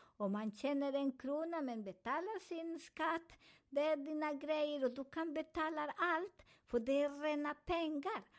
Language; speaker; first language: Swedish; non-native, learner; Spanish